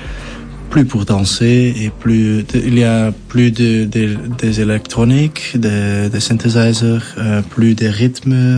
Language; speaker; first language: French; non-native, local second language; Dutch